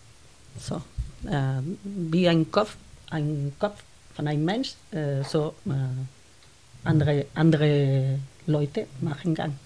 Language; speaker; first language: German; non-native, learner; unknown